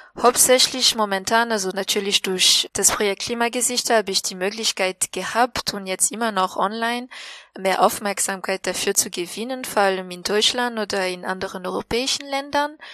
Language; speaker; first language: German; non-native, fluent; Malagasy